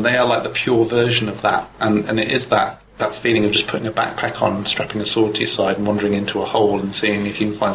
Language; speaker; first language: English; native; English